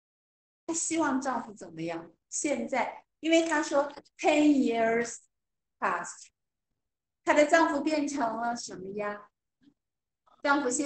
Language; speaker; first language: Chinese; non-native, fluent; English